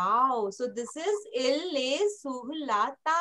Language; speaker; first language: French; non-native, fluent; Hindi